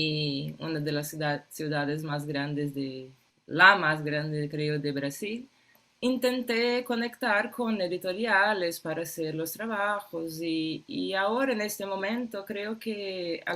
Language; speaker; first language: Spanish; non-native, fluent; Portuguese